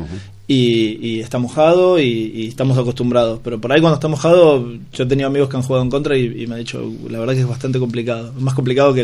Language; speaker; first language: Spanish; native; Spanish